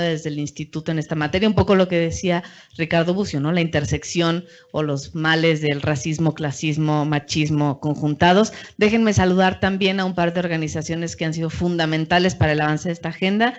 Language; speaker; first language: Spanish; native; Spanish